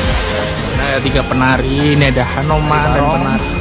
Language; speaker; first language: Indonesian; native; Indonesian